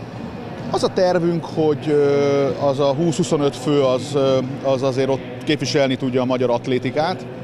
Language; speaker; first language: Hungarian; native; Hungarian